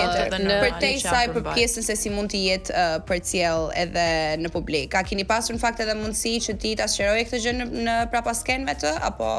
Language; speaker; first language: Albanian; native; Albanian